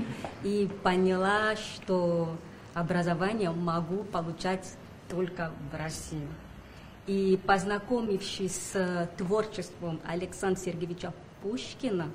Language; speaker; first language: Russian; non-native, fluent; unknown